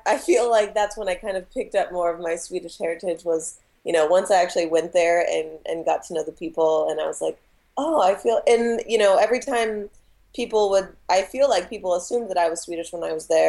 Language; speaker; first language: English; native; English